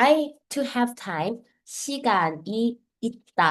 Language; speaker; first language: Korean; non-native, fluent; Filipino